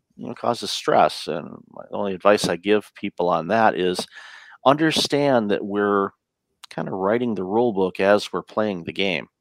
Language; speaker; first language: English; native; English